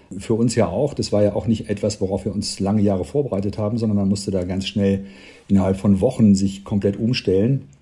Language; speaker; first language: German; native; German